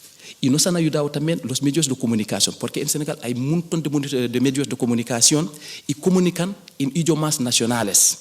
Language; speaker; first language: Spanish; non-native, fluent; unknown